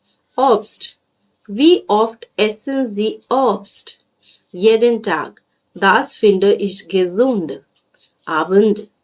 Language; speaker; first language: German; non-native, fluent; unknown